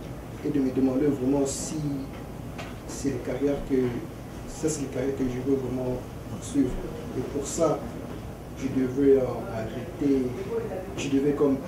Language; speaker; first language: French; early bilingual, other home language; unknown